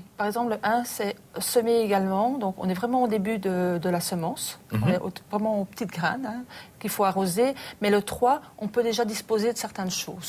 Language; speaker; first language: French; native; French